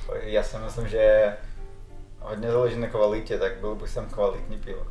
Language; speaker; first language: Czech; non-native, fluent; Russian